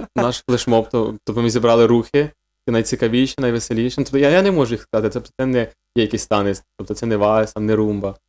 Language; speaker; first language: Ukrainian; native; Ukrainian